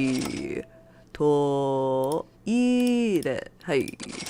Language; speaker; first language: Japanese; non-native, learner; English